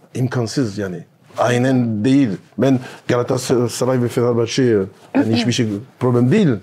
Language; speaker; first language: Turkish; non-native, learner; French